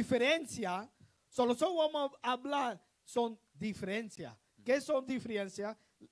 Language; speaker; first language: Spanish; non-native, learner; English